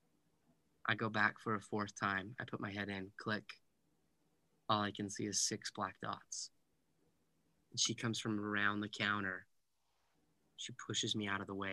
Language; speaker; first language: English; native; English